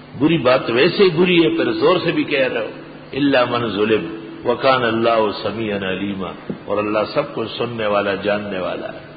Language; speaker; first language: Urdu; non-native, local second language; Pashto